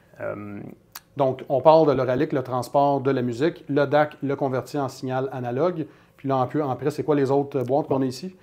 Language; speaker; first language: French; native; French